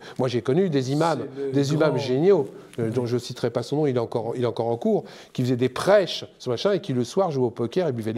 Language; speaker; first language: French; native; French